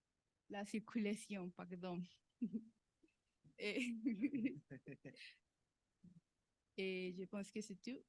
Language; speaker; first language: French; non-native, learner; Spanish